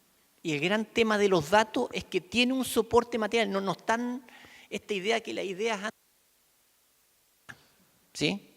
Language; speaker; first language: Spanish; native; Spanish